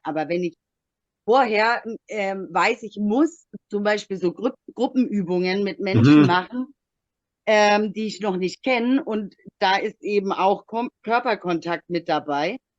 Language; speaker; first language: German; native; German